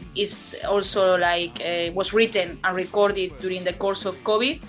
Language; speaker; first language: English; non-native, fluent; Spanish